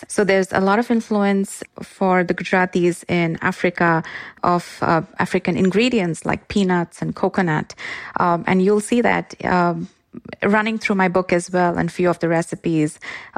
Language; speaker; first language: English; non-native, local second language; Gujarati